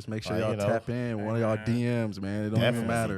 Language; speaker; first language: English; native; English